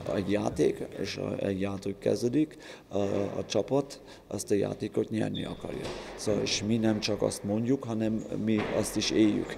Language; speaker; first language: Hungarian; non-native, learner; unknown